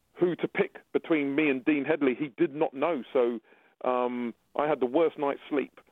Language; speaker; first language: English; native; English